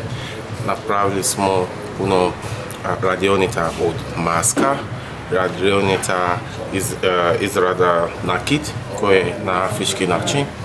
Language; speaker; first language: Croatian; non-native, learner; Yoruba